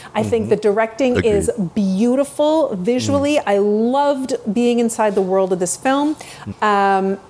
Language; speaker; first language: English; native; English